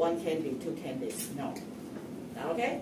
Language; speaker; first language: English; non-native, fluent; Chinese